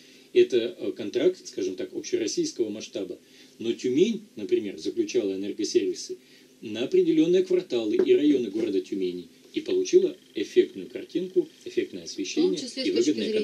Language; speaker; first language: Russian; native; Russian